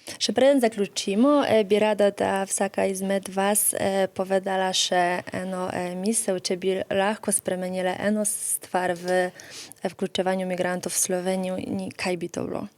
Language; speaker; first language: Slovenian; native; Slovenian